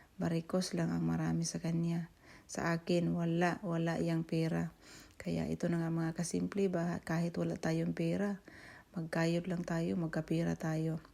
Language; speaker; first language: Filipino; native; Filipino